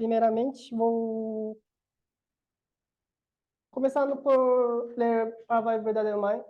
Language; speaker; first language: Portuguese; non-native, learner; Korean